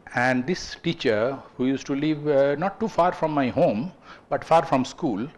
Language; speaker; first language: English; non-native, local second language; Bangla